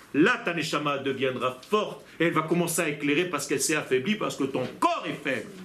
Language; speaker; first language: French; non-native, fluent; Hebrew